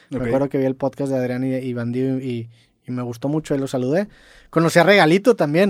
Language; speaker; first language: Spanish; native; Spanish